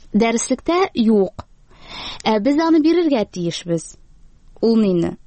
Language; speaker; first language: Tatar; native; Tatar